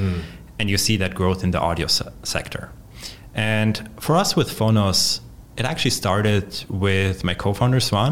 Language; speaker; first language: English; non-native, fluent; Polish